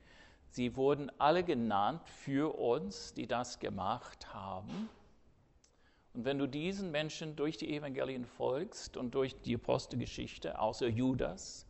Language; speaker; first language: German; non-native, fluent; English